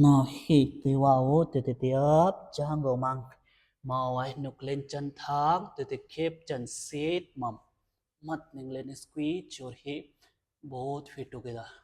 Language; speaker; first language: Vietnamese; non-native, learner; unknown